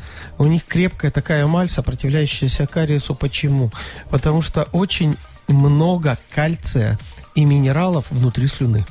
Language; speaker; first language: Russian; native; Russian